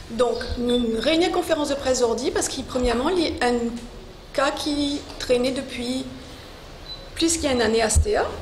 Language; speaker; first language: French; non-native, local second language; Morisyen